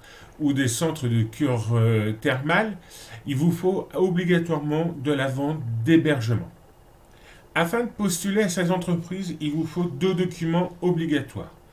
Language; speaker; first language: French; native; French